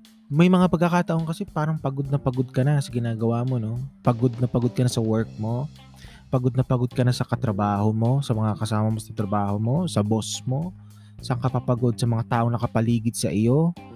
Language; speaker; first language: Filipino; native; Filipino